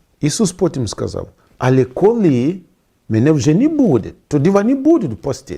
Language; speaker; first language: Ukrainian; non-native, fluent; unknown